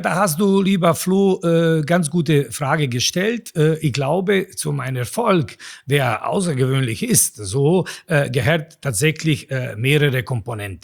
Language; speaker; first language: German; non-native, fluent; Bosnian